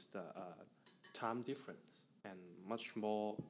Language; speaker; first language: English; non-native, learner; Chinese